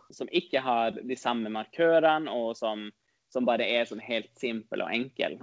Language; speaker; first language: Norwegian; non-native, local second language; Northern Sami